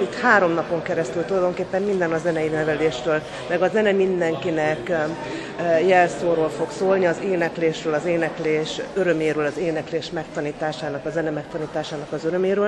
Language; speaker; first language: Hungarian; native; Hungarian